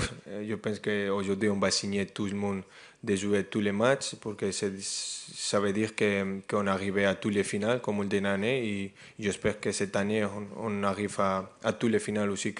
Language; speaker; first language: French; non-native, fluent; Spanish